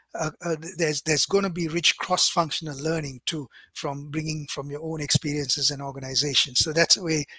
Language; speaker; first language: English; non-native, local second language; Sinhala